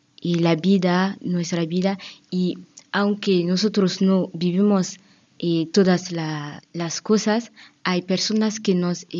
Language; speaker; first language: Spanish; non-native, learner; French